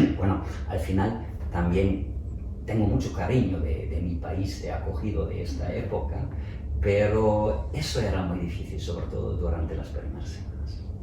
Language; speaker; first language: Spanish; non-native, fluent; German